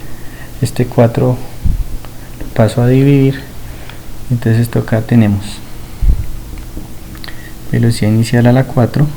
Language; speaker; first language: Spanish; native; Spanish